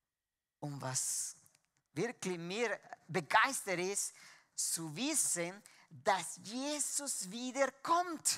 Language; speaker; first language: German; non-native, fluent; Spanish